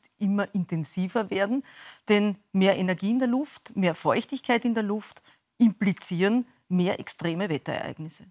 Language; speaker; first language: German; native; German